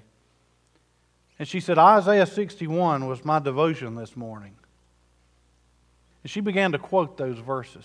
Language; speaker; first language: English; native; English